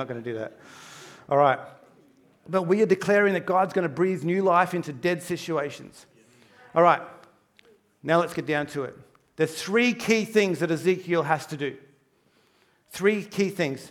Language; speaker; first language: English; native; English